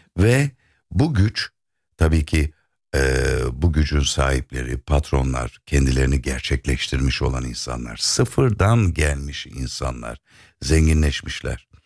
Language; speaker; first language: Turkish; native; Turkish